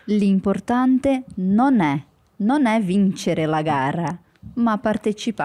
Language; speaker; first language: Italian; non-native, learner; Portuguese